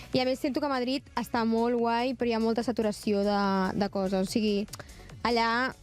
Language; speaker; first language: Catalan; native; Catalan